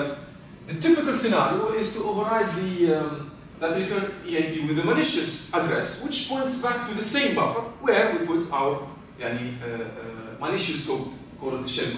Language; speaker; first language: English; non-native, fluent; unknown